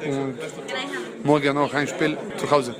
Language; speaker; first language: German; non-native, learner; Croatian